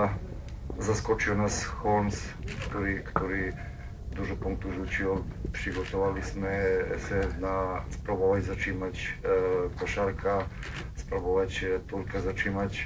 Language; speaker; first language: Polish; non-native, learner; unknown